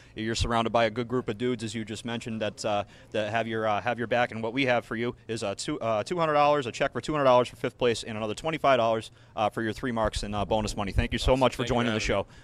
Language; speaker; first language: English; native; English